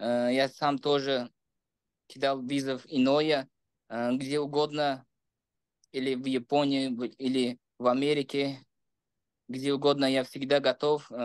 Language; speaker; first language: Russian; non-native, local second language; Uzbek